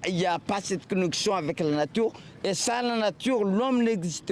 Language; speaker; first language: French; non-native, local second language; Comorian